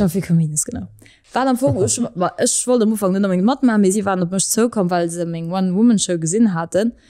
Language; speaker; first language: Luxembourgish; early bilingual, other home language; French